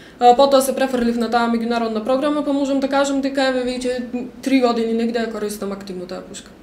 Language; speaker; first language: Macedonian; native; Macedonian